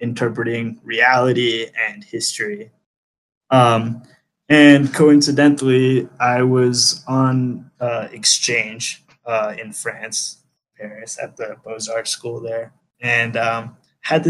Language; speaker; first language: English; early bilingual, other home language; Spanish